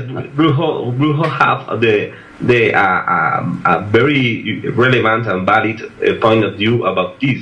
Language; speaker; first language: English; non-native, learner; Spanish